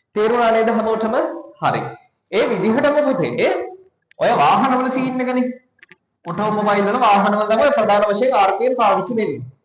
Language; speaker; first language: Sinhala; native; Sinhala